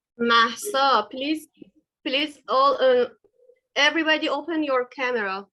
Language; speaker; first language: English; non-native, learner; Persian